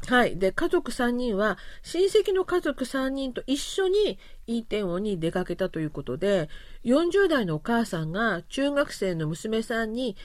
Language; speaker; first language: Japanese; non-native, fluent; Korean